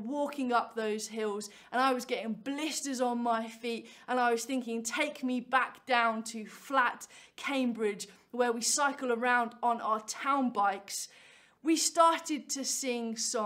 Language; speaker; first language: English; native; English